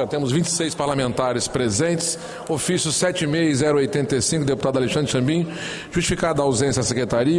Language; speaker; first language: Portuguese; native; Portuguese